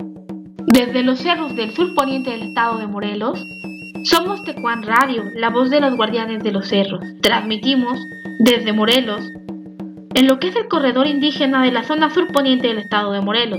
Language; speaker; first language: Spanish; native; Spanish